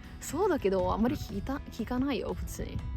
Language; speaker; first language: Japanese; non-native, fluent; Italian